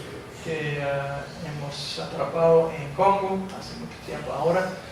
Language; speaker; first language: Spanish; non-native, fluent; English